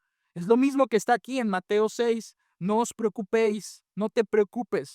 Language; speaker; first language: Spanish; native; Spanish